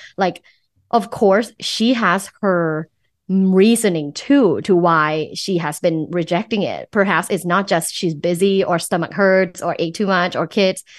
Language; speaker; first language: English; non-native, fluent; Thai